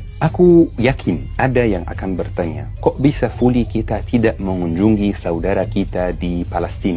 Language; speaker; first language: Indonesian; non-native, fluent; Arabic